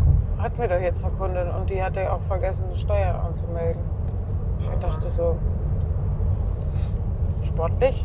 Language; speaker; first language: German; native; German